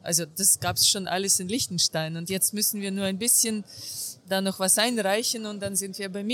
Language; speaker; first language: German; non-native, fluent; Ukrainian